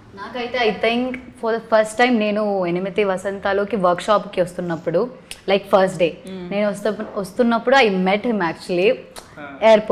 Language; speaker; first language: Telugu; non-native, learner; Malayalam